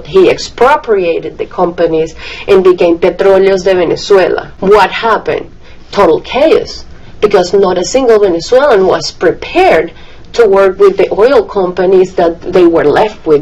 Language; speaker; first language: English; non-native, fluent; Spanish